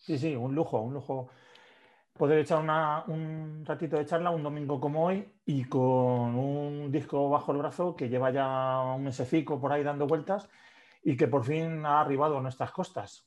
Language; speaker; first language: Spanish; native; Spanish